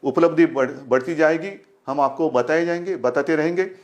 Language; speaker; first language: Hindi; non-native, local second language; Marathi